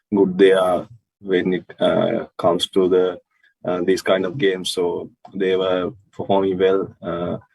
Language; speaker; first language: English; non-native, local second language; Sinhala